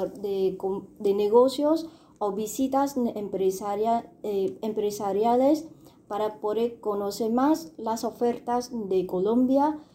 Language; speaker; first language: Spanish; non-native, fluent; Vietnamese